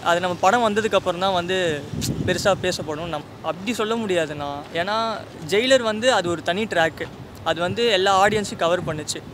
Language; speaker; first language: Tamil; native; Tamil